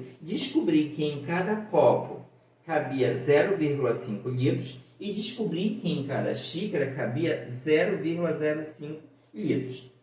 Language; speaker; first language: Portuguese; native; Portuguese